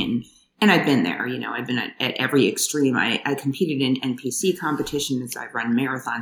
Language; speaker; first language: English; native; English